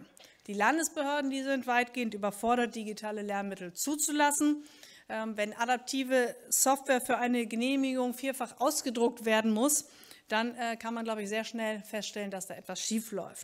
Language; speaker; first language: German; native; German